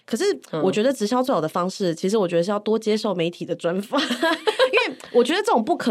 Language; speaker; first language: Chinese; native; Chinese